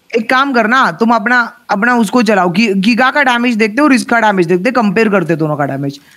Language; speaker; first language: Hindi; native; Hindi